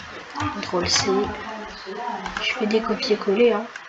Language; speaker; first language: French; native; French